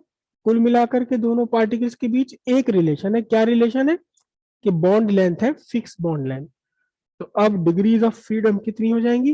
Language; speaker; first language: Hindi; native; Hindi